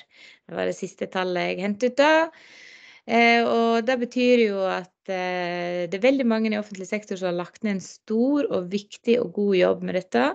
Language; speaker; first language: Norwegian; native; Norwegian